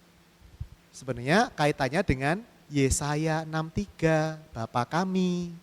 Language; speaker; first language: Indonesian; native; Indonesian